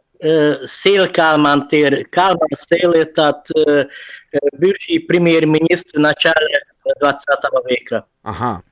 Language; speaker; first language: Russian; non-native, fluent; Hungarian